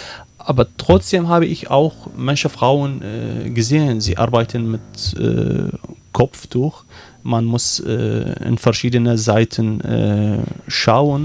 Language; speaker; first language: German; non-native, learner; Arabic